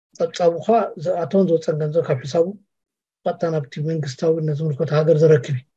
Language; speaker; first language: Tigrinya; native; Tigrinya